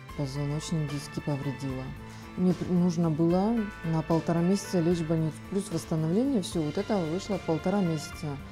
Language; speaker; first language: Russian; non-native, fluent; Azerbaijani